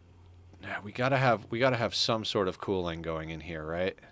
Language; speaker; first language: English; native; English